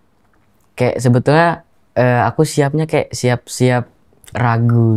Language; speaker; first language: Indonesian; non-native, local second language; Javanese